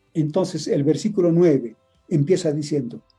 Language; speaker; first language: Spanish; native; Spanish